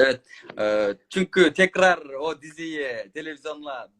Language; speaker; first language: Turkish; non-native, learner; Kyrgyz